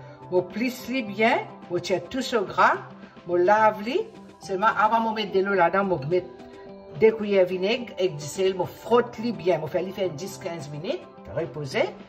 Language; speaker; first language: French; non-native, local second language; Morisyen